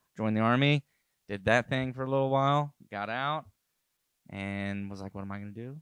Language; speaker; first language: English; native; English